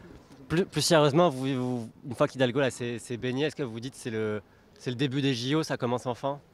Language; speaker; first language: French; native; French